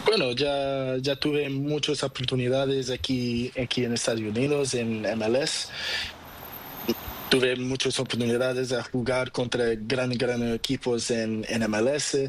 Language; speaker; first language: Spanish; non-native, learner; Portuguese